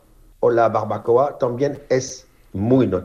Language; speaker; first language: Spanish; non-native, fluent; French